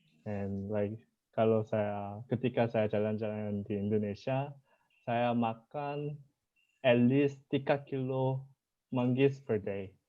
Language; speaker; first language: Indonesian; non-native, learner; Korean